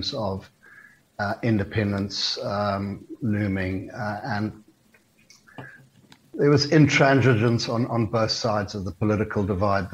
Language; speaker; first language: English; native; English